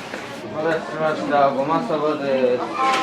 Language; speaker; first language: Japanese; native; Japanese